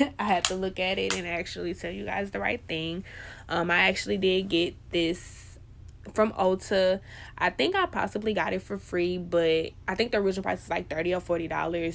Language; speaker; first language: English; native; English